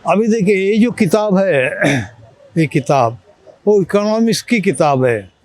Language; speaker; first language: Hindi; non-native, local second language; Marathi